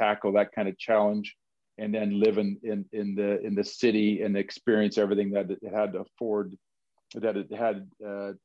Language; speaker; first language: English; native; English